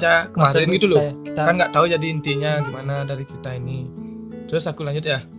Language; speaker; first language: Indonesian; native; Indonesian